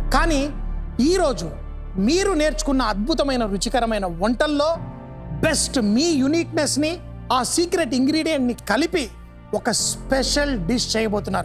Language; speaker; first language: Telugu; native; Telugu